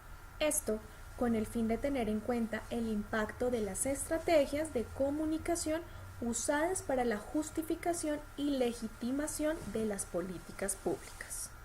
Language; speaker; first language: Spanish; native; Spanish